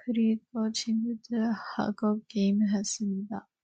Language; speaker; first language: Korean; early bilingual, heritage; Korean